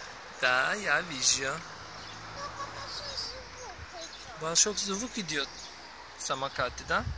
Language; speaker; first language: Russian; non-native, learner; Turkish